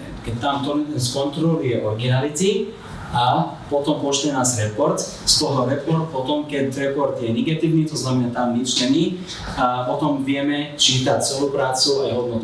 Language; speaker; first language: Slovak; non-native, fluent; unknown